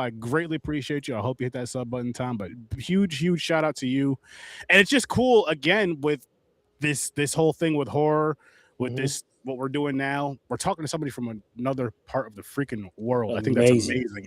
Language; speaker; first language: English; native; English